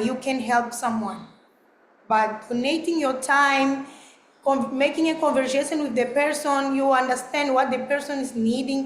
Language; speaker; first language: English; non-native, learner; Portuguese